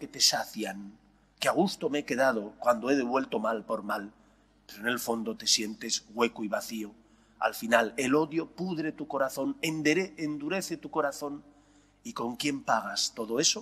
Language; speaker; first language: Spanish; native; Spanish